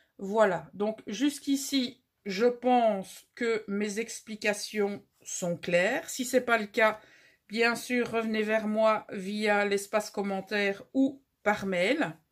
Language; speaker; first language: French; native; French